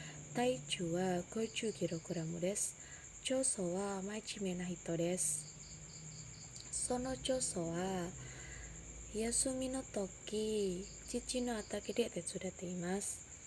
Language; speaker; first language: Japanese; non-native, learner; Indonesian